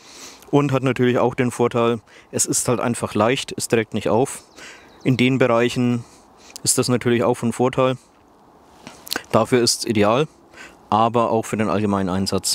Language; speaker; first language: German; native; German